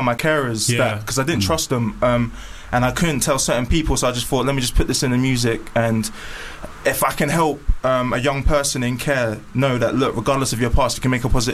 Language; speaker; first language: English; native; English